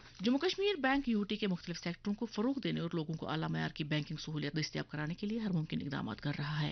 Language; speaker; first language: Urdu; non-native, local second language; Kashmiri